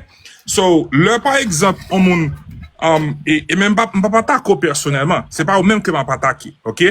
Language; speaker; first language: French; non-native, local second language; Haitian Creole